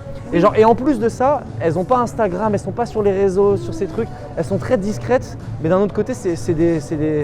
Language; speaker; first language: French; native; French